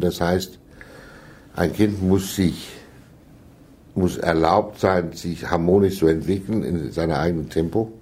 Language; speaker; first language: German; non-native, fluent; Danish